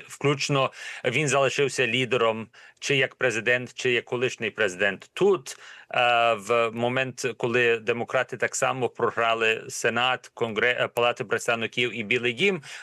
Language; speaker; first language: Ukrainian; early bilingual, heritage; Ukrainian